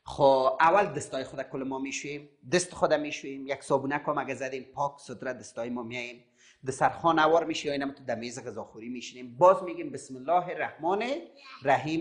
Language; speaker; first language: Persian; native; Persian